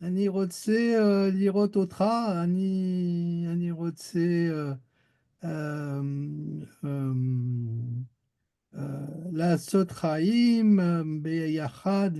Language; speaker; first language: Hebrew; non-native, learner; French